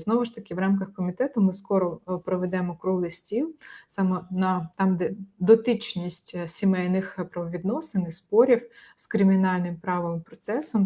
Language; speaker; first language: Ukrainian; native; Ukrainian